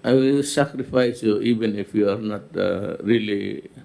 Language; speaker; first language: English; non-native, local second language; Filipino